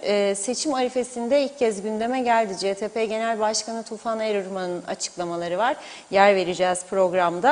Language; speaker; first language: Turkish; native; Turkish